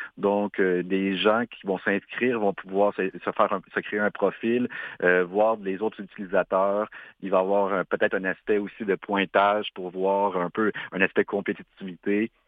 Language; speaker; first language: French; native; French